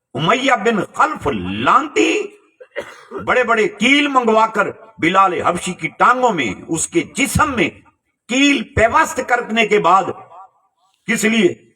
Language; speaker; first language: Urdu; non-native, local second language; Punjabi